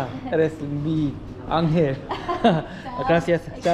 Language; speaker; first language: Spanish; non-native, learner; Korean